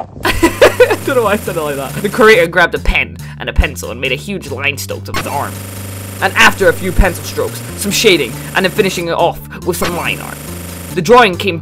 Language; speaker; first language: English; native; English